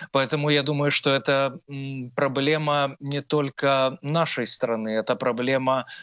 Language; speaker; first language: Russian; non-native, local second language; Ukrainian